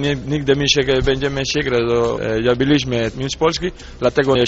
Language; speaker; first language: Polish; non-native, learner; Spanish